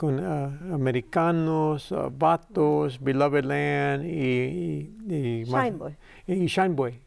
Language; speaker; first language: Spanish; early bilingual, heritage; English